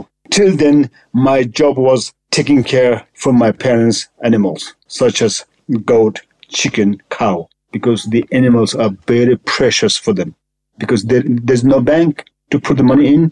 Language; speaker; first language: English; non-native, local second language; Sherpa